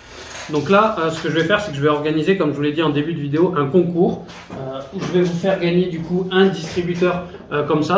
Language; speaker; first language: French; native; French